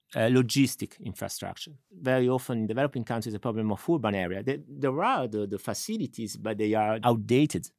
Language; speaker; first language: English; non-native, fluent; Italian